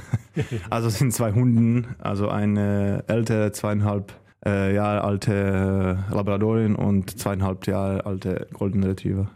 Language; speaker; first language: German; non-native, fluent; Czech